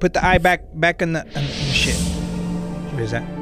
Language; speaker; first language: English; early bilingual, other home language; Spanish